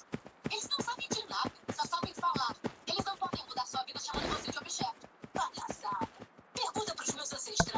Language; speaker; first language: Portuguese; native; Portuguese